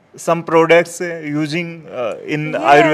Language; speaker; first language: English; non-native, learner; Hindi